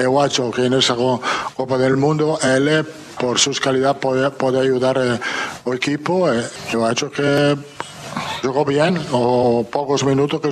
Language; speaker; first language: Portuguese; non-native, fluent; Italian